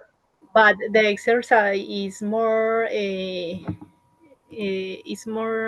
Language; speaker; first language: English; non-native, learner; Spanish